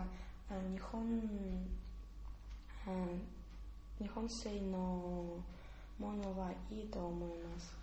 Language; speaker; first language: Japanese; non-native, learner; Russian